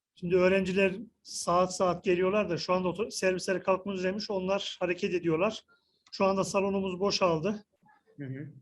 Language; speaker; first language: Turkish; native; Turkish